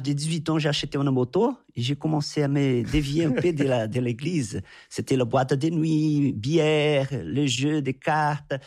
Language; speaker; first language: French; non-native, fluent; Portuguese